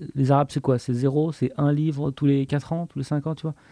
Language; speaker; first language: French; native; French